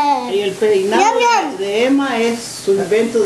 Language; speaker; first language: Spanish; native; Spanish